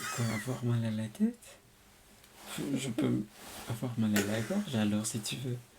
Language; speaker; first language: French; non-native, fluent; Spanish